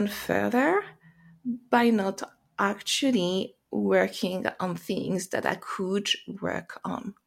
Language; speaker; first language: English; non-native, fluent; French